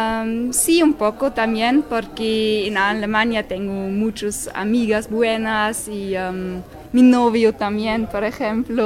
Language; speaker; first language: Spanish; non-native, learner; German